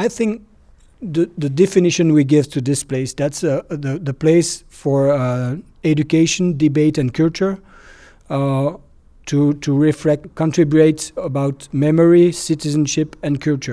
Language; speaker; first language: English; non-native, learner; French